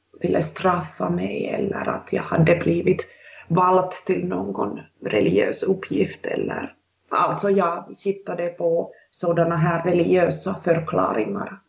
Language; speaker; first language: Swedish; non-native, local second language; Finnish